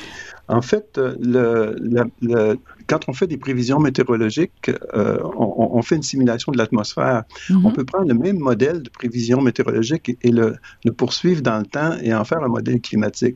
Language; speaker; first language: French; native; French